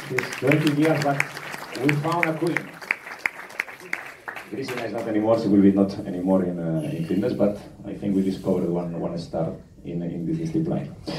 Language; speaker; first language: English; non-native, fluent; Spanish